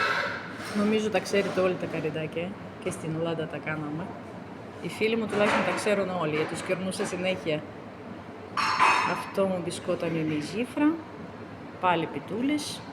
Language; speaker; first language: Greek; non-native, fluent; Russian